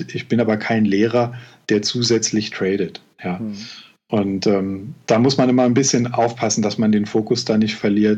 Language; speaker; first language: German; native; German